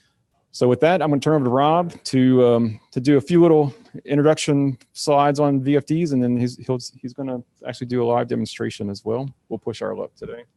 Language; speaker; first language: English; native; English